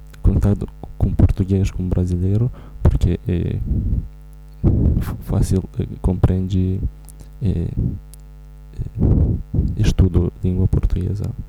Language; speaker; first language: Portuguese; non-native, learner; Romanian